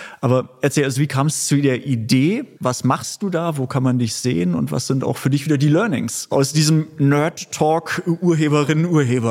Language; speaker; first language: German; native; German